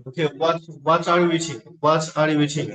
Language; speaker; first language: English; non-native, learner; Bangla